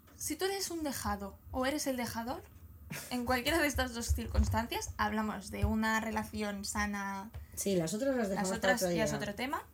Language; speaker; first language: Spanish; native; Spanish